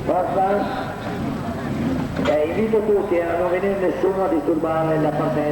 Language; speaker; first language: Italian; native; Italian